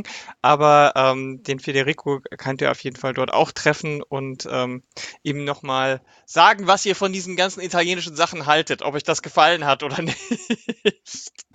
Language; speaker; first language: German; native; German